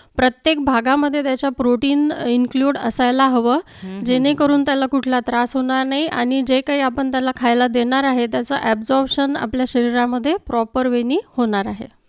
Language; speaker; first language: Marathi; native; Marathi